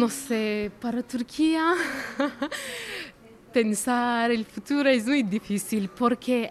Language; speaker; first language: Spanish; non-native, fluent; Turkish